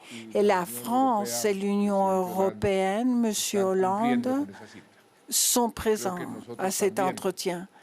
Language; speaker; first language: French; non-native, fluent; Spanish